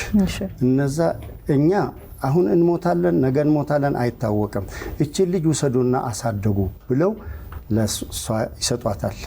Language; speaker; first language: Amharic; native; Amharic